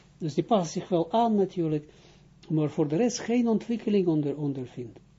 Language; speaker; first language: Dutch; non-native, fluent; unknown